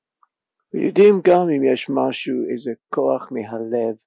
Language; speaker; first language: Hebrew; non-native, fluent; English